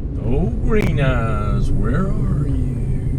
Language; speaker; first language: English; native; English